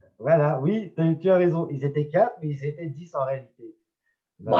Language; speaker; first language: French; native; French